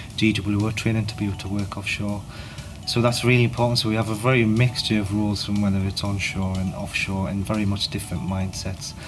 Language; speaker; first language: English; native; English